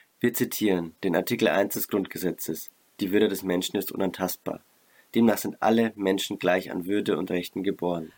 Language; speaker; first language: German; native; German